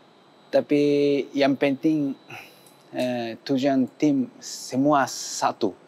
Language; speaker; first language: Indonesian; non-native, learner; Japanese